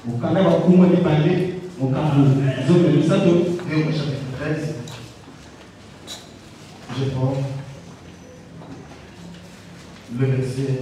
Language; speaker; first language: French; non-native, local second language; Lingala